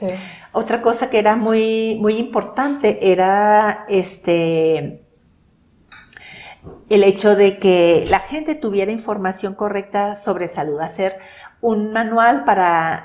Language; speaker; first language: Spanish; non-native, local second language; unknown